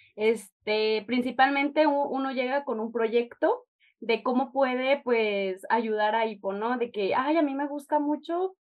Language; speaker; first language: Spanish; native; Spanish